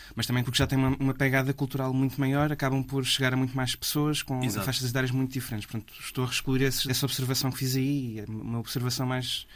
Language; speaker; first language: Portuguese; native; Portuguese